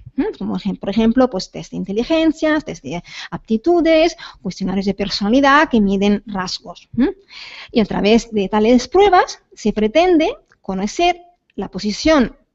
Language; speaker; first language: Spanish; native; Spanish